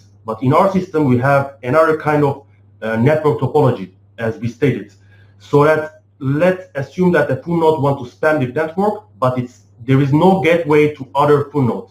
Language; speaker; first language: English; non-native, fluent; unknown